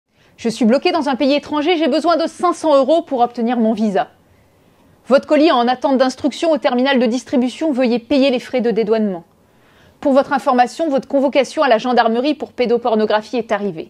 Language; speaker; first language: French; native; French